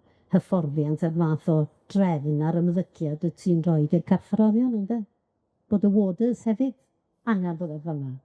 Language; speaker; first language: Welsh; native; Welsh